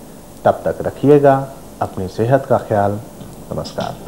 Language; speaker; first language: Hindi; native; Hindi